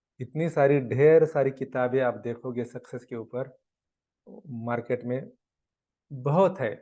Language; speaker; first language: Hindi; non-native, local second language; Marathi